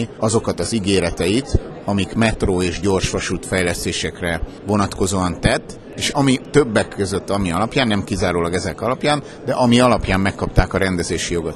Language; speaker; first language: Hungarian; native; Hungarian